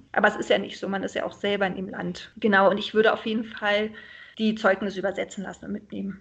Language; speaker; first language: German; native; German